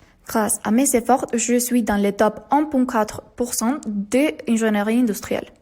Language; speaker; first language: French; non-native, learner; Spanish